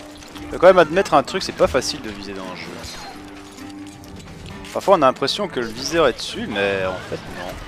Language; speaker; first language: French; native; French